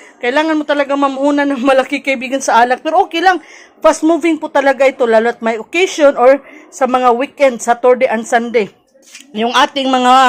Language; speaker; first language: Filipino; non-native, local second language; Cebuano